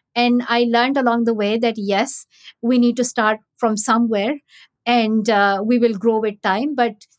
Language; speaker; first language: English; non-native, local second language; Pashto